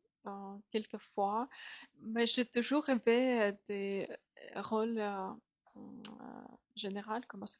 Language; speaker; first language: French; non-native, fluent; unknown